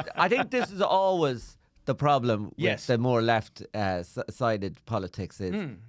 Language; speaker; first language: English; native; English